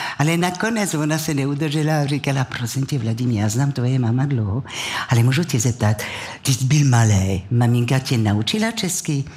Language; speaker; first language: Czech; non-native, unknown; French